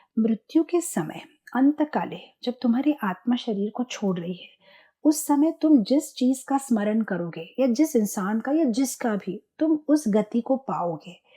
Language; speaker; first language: Hindi; non-native, local second language; Gujarati